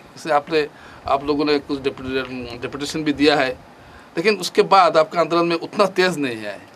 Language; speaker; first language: Hindi; non-native, local second language; Bangla